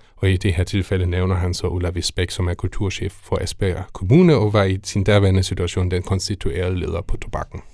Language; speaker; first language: Danish; non-native, fluent; German